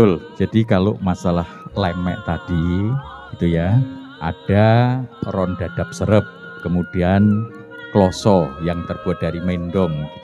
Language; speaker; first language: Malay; non-native, local second language; Javanese